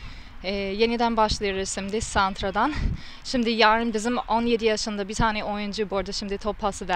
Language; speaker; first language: Turkish; non-native, fluent; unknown